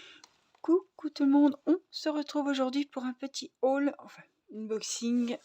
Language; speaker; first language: French; native; French